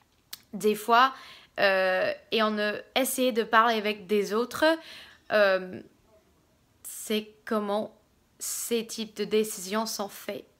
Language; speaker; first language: French; non-native, fluent; English